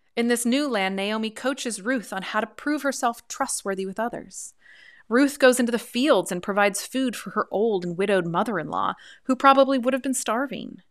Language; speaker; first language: English; native; English